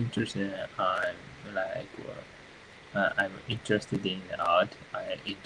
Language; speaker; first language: English; non-native, learner; Japanese